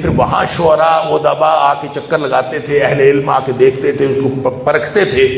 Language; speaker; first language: Urdu; non-native, local second language; Punjabi